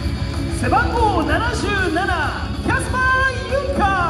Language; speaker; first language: Japanese; native; Japanese